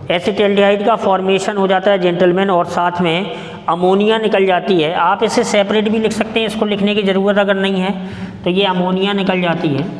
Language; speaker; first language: Hindi; native; Hindi